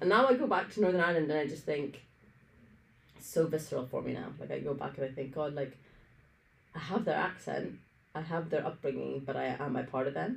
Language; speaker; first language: English; early bilingual, other home language; Arabic